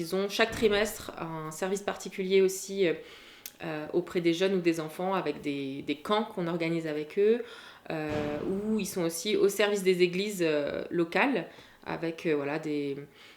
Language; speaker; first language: French; native; French